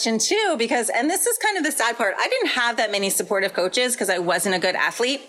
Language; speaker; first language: English; native; English